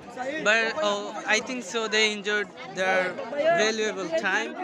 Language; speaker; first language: English; non-native, learner; Bangla